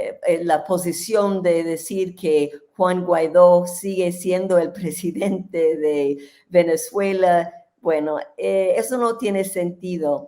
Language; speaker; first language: Spanish; non-native, fluent; English